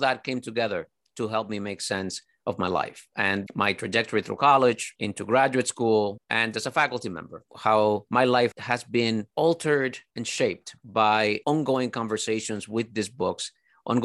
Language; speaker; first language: English; early bilingual, other home language; Spanish